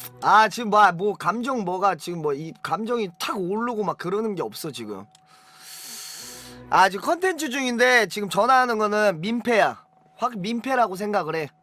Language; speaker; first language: Korean; native; Korean